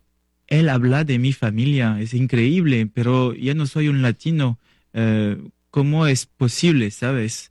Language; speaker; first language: Spanish; non-native, learner; French